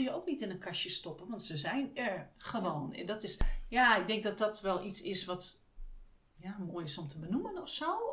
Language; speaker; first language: Dutch; native; Dutch